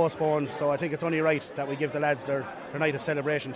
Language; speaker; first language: English; native; English